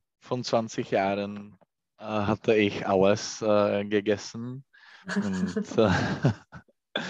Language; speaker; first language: German; non-native, learner; Czech